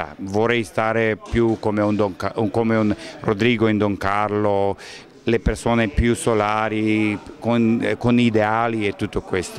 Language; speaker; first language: Italian; non-native, fluent; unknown